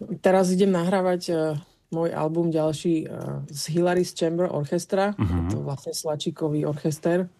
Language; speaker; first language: Slovak; native; Slovak